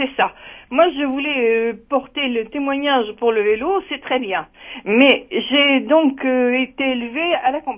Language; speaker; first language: French; native; French